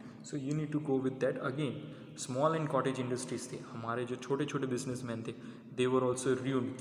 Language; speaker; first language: English; non-native, local second language; Hindi